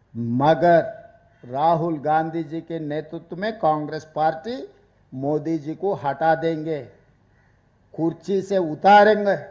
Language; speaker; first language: Hindi; non-native, local second language; Telugu